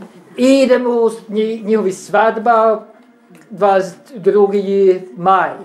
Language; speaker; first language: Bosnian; non-native, learner; Norwegian